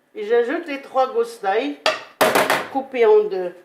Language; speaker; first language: French; non-native, local second language; Arabic